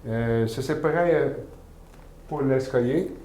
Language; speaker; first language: French; non-native, fluent; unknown